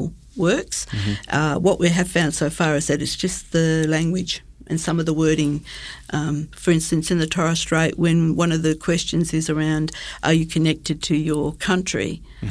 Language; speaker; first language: English; native; English